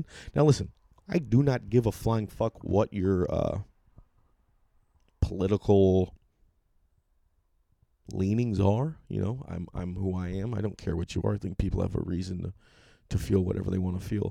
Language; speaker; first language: English; native; English